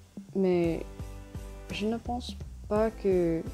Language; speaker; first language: French; non-native, learner; English